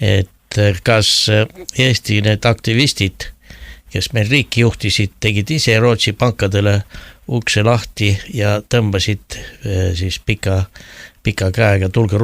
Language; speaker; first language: Estonian; native; Estonian